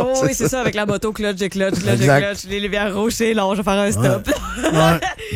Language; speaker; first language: French; native; French